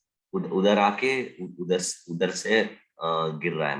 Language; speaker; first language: Hindi; non-native, local second language; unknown